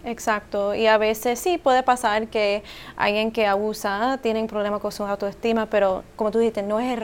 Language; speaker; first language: Spanish; early bilingual, heritage; English